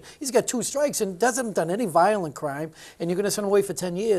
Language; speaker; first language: English; native; English